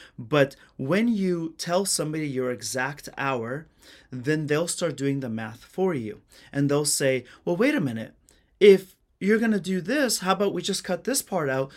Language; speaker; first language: English; early bilingual, other home language; Persian